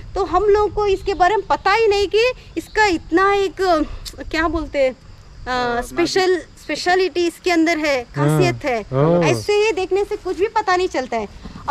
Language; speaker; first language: Hindi; non-native, local second language; Kannada